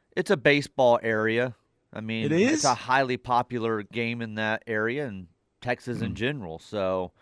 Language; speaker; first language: English; native; English